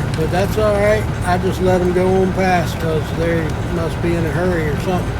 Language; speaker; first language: English; native; English